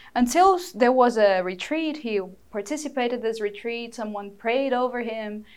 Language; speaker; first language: English; non-native, fluent; Portuguese